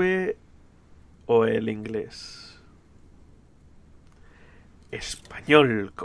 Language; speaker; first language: Spanish; native; Spanish